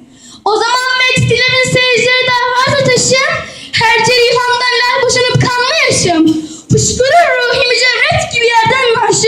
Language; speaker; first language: Turkish; native; Turkish